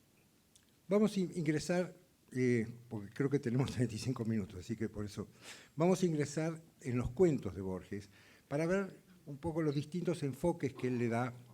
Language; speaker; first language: Spanish; native; Spanish